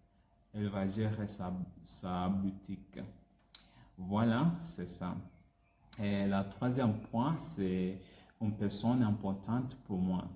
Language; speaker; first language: French; non-native, learner; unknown